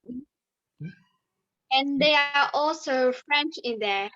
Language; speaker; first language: English; non-native, learner; Vietnamese